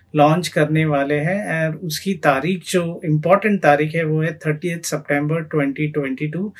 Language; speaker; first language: Hindi; non-native, local second language; Marathi